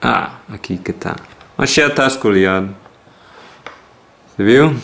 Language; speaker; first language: Portuguese; non-native, fluent; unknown